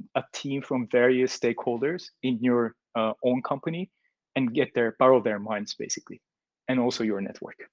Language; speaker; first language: English; non-native, fluent; Turkish